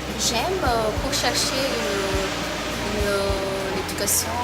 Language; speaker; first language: French; non-native, learner; Malagasy